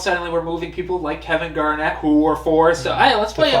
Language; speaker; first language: English; native; English